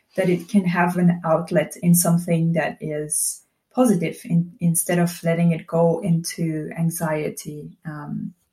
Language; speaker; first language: English; non-native, fluent; Dutch